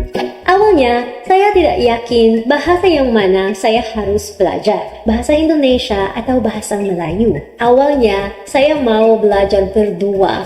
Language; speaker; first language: Indonesian; non-native, learner; Filipino